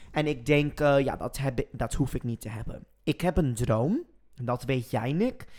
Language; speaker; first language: Dutch; non-native, fluent; English